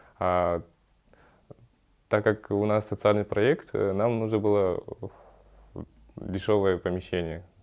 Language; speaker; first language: Russian; early bilingual, other home language; Kyrgyz